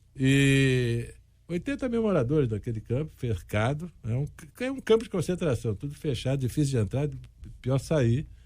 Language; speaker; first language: Portuguese; native; Portuguese